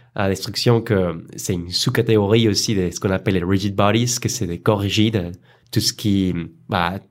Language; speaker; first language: French; non-native, fluent; Spanish